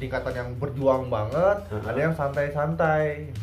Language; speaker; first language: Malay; non-native, local second language; Sundanese